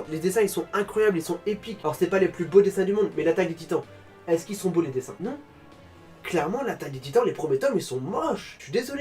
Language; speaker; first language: French; native; French